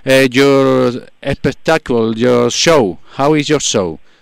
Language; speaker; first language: English; non-native, learner; Spanish